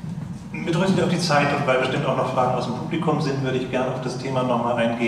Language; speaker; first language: German; native; German